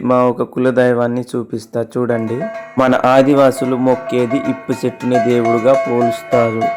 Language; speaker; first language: Telugu; non-native, local second language; Koya